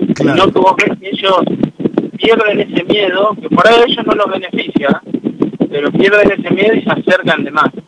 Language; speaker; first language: Spanish; native; Spanish